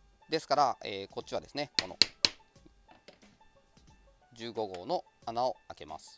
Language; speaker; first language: Japanese; native; Japanese